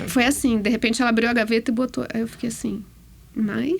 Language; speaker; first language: Portuguese; native; Portuguese